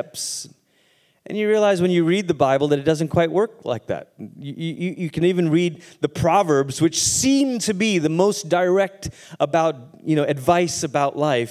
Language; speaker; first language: English; native; English